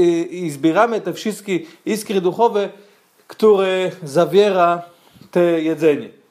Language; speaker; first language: Polish; non-native, fluent; Hebrew